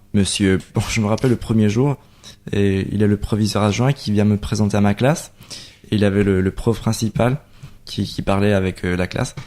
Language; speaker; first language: French; non-native, fluent; Spanish